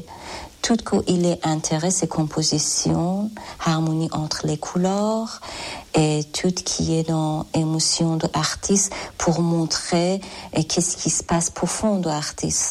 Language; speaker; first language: French; non-native, fluent; Persian